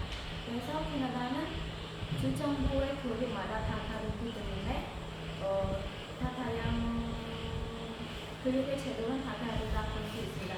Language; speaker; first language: Korean; non-native, fluent; Khmer